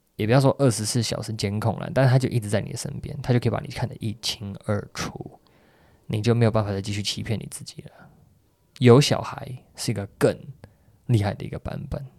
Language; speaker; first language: Chinese; native; Chinese